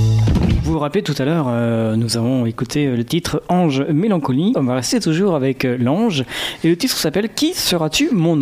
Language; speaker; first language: French; native; French